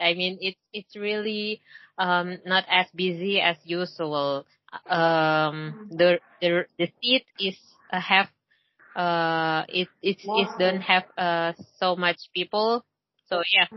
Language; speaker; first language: English; non-native, learner; Indonesian